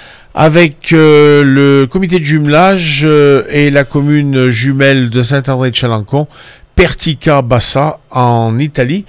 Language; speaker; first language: French; native; French